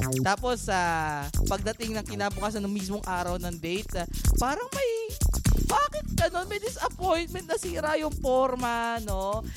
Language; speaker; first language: Filipino; native; Filipino